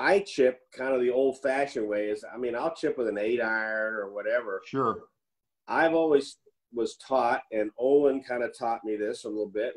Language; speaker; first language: English; native; English